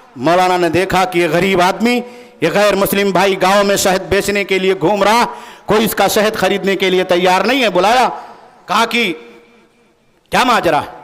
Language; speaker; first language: Urdu; native; Urdu